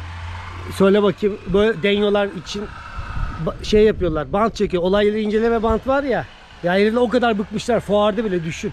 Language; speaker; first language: Turkish; native; Turkish